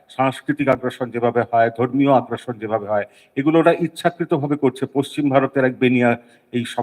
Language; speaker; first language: Bangla; native; Bangla